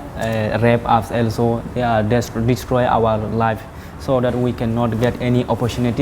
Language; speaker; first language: English; non-native, learner; Rohingya